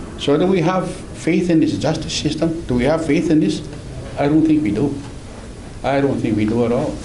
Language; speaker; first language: English; native; English